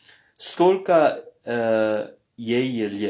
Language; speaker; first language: Russian; non-native, learner; French